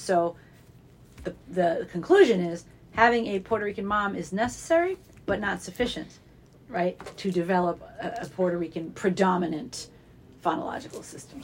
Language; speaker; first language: English; native; English